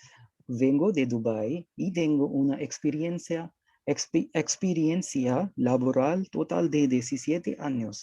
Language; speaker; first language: Spanish; non-native, learner; Hindi